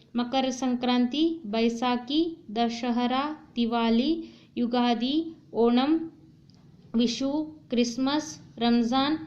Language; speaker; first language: Hindi; non-native, local second language; Kannada